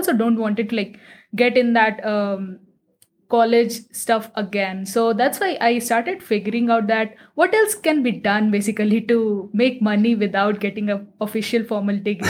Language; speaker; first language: English; non-native, local second language; Hindi